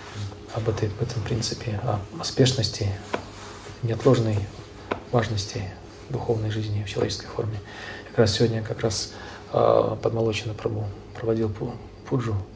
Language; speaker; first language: Russian; native; Russian